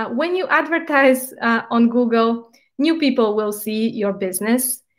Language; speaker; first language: English; non-native, fluent; Bulgarian